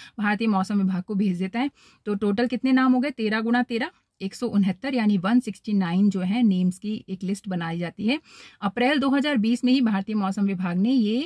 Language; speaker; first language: Hindi; native; Hindi